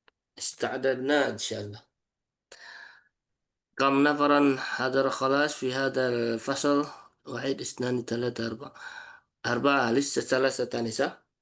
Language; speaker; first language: Arabic; non-native, fluent; Indonesian